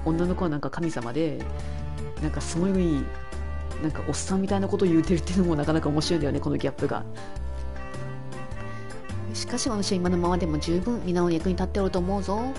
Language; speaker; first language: Japanese; native; Japanese